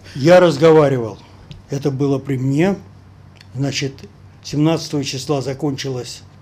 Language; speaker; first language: Russian; native; Russian